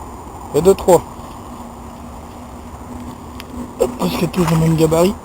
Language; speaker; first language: French; native; French